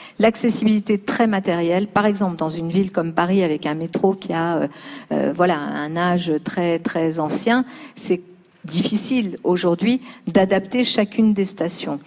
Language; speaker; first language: French; early bilingual, other home language; Spanish